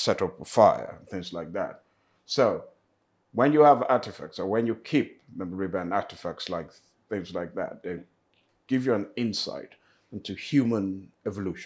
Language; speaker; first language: English; native; English